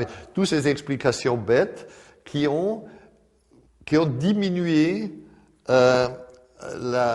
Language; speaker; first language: French; non-native, fluent; German